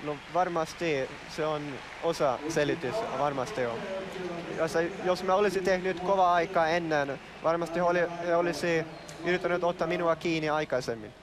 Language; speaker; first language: Finnish; non-native, local second language; Swedish